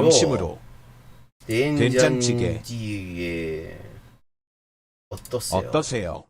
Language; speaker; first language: Korean; non-native, learner; English